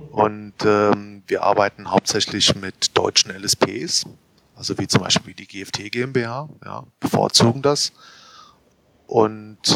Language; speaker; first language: German; early bilingual, other home language; Portuguese